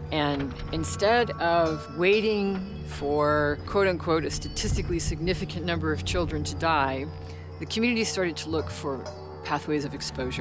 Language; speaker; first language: English; native; English